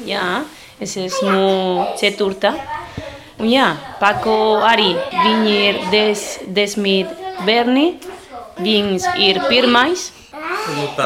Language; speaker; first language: Latvian; non-native, learner; Spanish